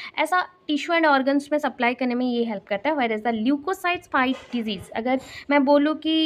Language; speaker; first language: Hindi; non-native, local second language; Odia